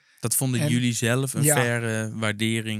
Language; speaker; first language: Dutch; native; Dutch